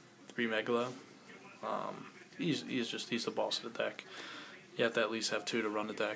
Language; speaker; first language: English; native; English